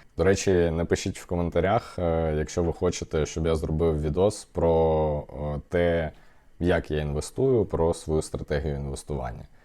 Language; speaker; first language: Ukrainian; non-native, local second language; Russian